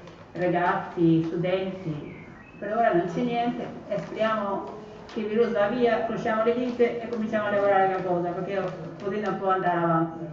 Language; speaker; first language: Italian; non-native, learner; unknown